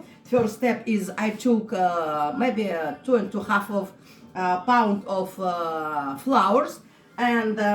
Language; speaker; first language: English; non-native, learner; Russian